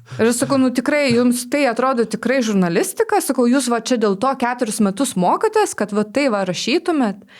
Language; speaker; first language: Lithuanian; non-native, local second language; Polish